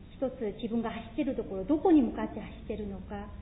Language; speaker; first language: Japanese; non-native, fluent; Korean